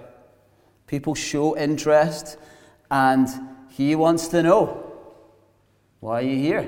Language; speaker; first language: English; native; English